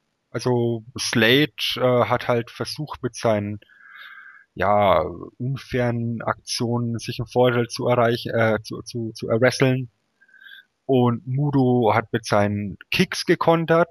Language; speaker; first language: German; native; German